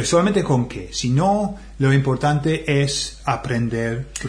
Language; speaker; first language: Spanish; non-native, fluent; English